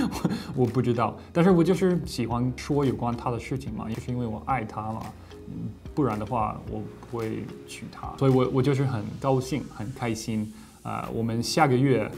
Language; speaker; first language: Chinese; non-native, fluent; English